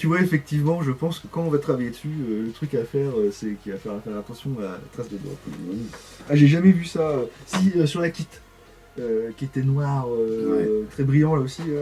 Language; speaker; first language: French; native; French